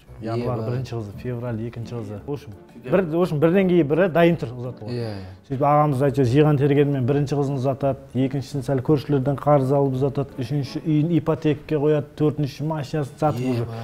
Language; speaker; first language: Kazakh; native; Kazakh